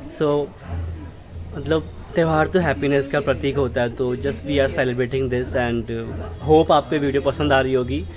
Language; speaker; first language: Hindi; non-native, local second language; Nepali